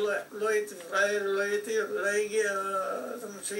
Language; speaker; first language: Hebrew; non-native, fluent; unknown